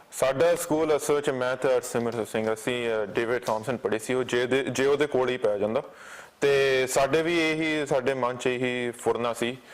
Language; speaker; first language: Punjabi; early bilingual, heritage; Punjabi